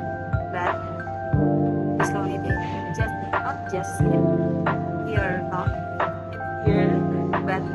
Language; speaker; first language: English; non-native, learner; Indonesian